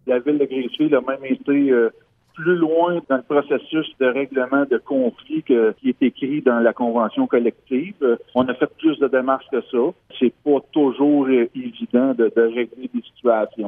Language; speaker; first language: French; native; French